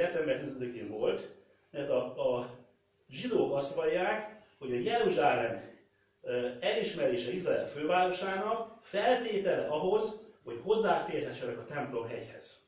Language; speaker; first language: Hungarian; native; Hungarian